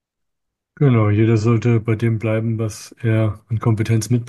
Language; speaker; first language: German; native; German